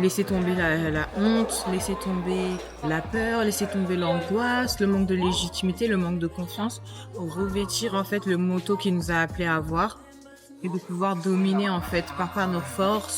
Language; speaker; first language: French; native; French